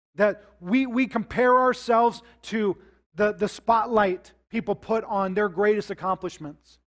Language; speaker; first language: English; native; English